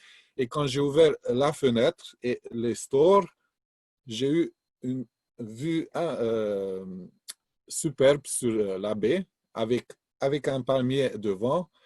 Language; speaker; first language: French; non-native, fluent; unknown